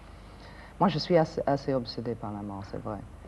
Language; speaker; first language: French; non-native, fluent; English